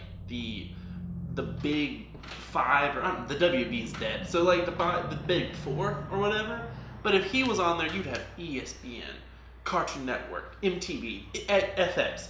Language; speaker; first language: English; native; English